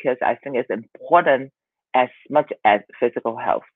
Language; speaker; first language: English; non-native, local second language; Cantonese